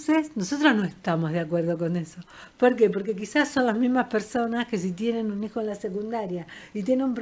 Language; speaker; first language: Spanish; native; Spanish